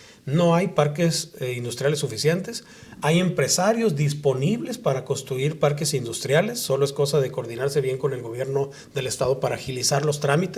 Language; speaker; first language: Spanish; native; Spanish